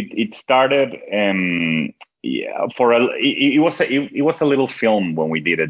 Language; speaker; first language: English; non-native, fluent; Spanish